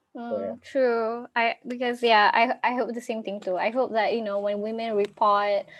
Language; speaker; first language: English; non-native, local second language; Malay